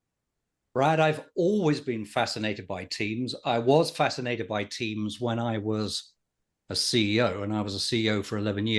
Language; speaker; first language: English; native; English